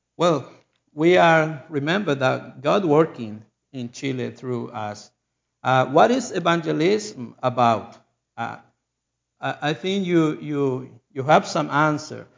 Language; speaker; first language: English; non-native, learner; Spanish